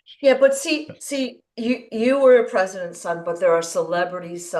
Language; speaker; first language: English; native; English